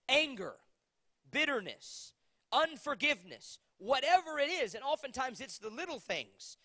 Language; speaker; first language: English; native; English